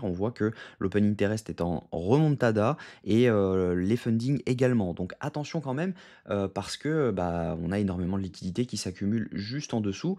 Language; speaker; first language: French; native; French